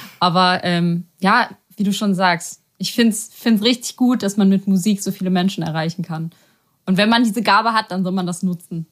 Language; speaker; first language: German; native; German